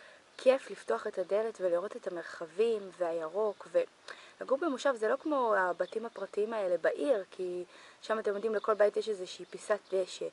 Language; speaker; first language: Hebrew; native; Hebrew